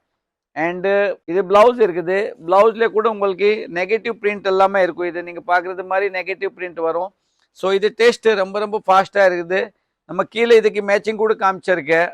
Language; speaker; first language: Tamil; non-native, fluent; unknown